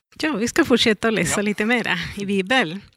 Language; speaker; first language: Swedish; non-native, learner; Spanish